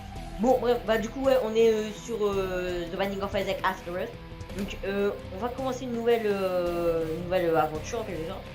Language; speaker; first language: French; native; French